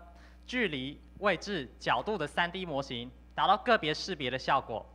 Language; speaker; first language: Chinese; native; Chinese